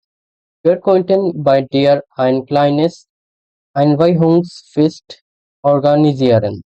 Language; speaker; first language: German; non-native, fluent; Bangla